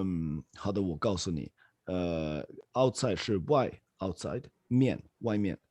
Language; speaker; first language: Chinese; non-native, fluent; Swedish